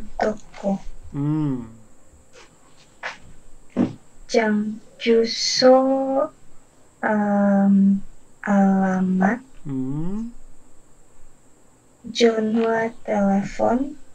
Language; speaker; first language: Korean; non-native, learner; Indonesian